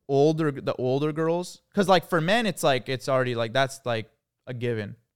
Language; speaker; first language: English; early bilingual, other home language; Croatian